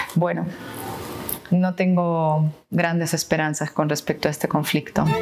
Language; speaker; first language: Spanish; non-native, fluent; Russian